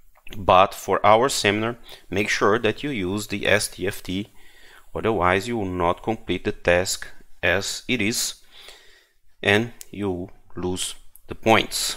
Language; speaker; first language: English; non-native, fluent; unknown